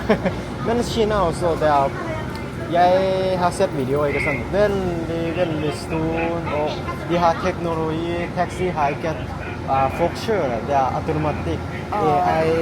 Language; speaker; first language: Norwegian; non-native, learner; Lao